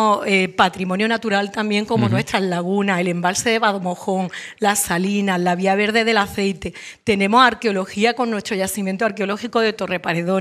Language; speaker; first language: Spanish; native; Spanish